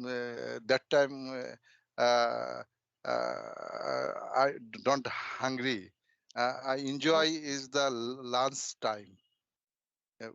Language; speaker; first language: English; non-native, learner; Bangla